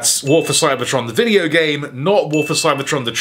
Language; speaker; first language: English; native; English